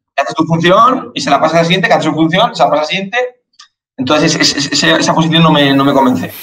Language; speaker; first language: Spanish; native; Spanish